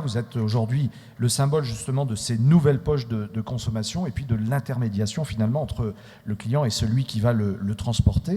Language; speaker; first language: French; native; French